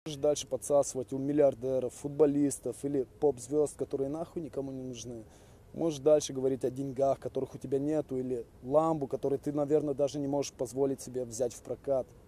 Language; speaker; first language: Russian; native; Russian